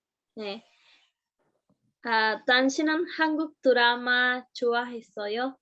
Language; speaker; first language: Korean; non-native, learner; Spanish